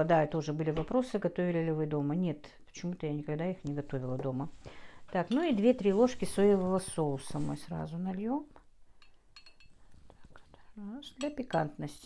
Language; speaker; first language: Russian; non-native, local second language; Chechen